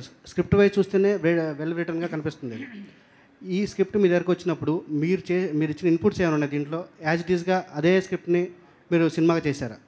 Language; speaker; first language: Telugu; native; Telugu